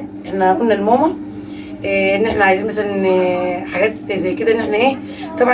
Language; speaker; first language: Arabic; native; Arabic